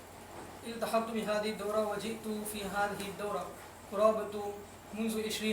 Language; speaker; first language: Arabic; non-native, learner; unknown